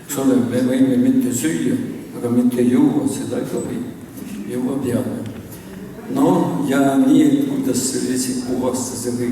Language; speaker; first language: Estonian; non-native, local second language; Russian